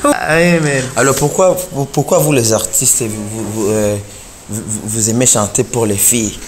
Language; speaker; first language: French; non-native, local second language; Rundi